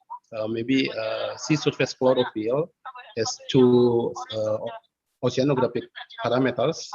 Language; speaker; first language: English; non-native, fluent; Indonesian